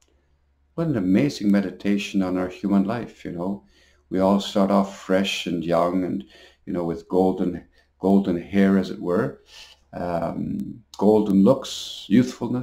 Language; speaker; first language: English; native; English